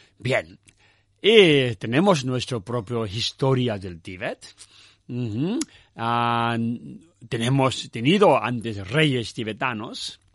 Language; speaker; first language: Spanish; non-native, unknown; Tibetan